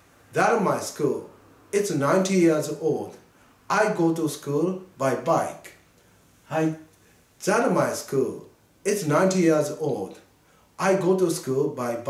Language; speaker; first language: English; non-native, fluent; Japanese